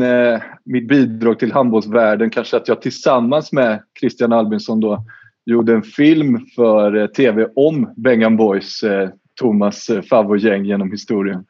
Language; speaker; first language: Swedish; native; Swedish